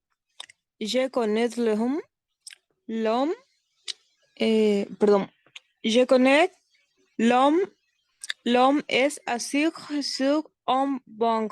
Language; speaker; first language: French; non-native, learner; Spanish